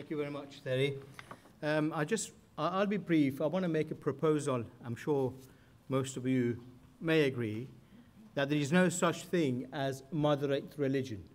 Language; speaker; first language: English; non-native, fluent; Persian